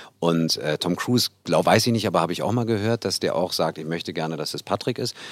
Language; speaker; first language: German; native; German